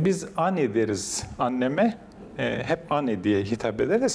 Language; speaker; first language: Turkish; non-native, local second language; Kurdish